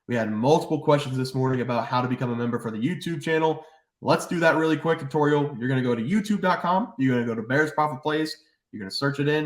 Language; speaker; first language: English; native; English